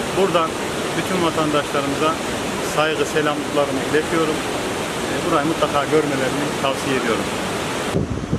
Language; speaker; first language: Turkish; native; Turkish